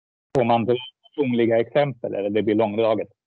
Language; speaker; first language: Swedish; native; Swedish